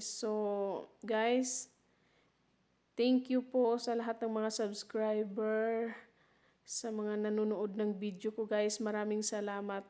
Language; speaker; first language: Filipino; native; Filipino